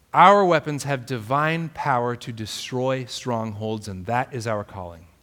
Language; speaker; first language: English; native; English